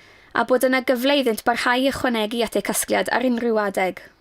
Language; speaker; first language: Welsh; native; Welsh